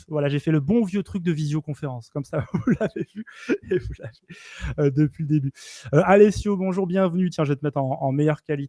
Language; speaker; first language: French; native; French